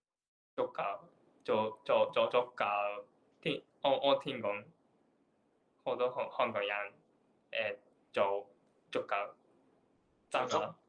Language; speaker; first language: Chinese; non-native, learner; Japanese